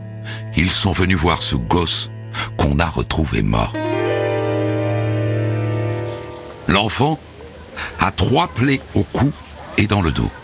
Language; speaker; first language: French; native; French